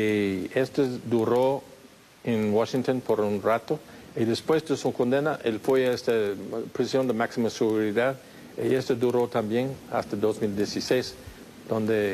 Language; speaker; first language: Spanish; non-native, fluent; English